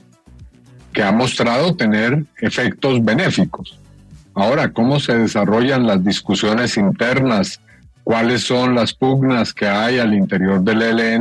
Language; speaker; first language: Spanish; native; Spanish